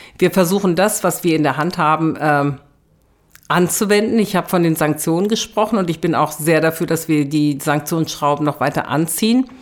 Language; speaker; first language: German; early bilingual, other home language; Turkish